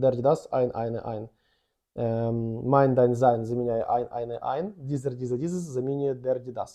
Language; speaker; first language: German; non-native, fluent; Ukrainian